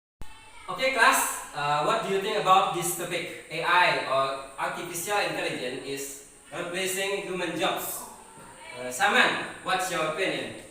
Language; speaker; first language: English; non-native, fluent; Indonesian